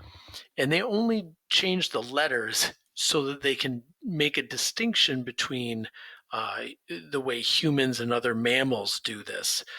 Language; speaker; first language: English; native; English